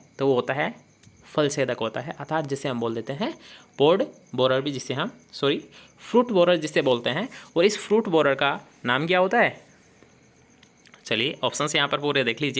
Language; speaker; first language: Hindi; native; Hindi